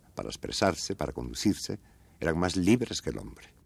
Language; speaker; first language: Spanish; native; Spanish